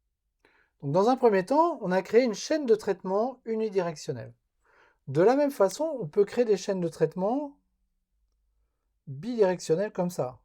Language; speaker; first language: French; native; French